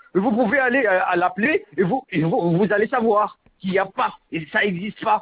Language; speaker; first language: French; non-native, local second language; Arabic